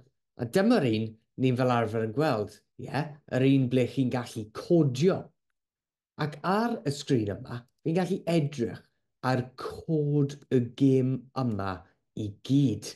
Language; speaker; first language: Welsh; non-native, local second language; English